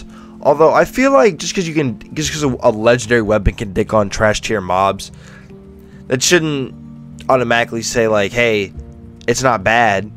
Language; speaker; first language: English; native; English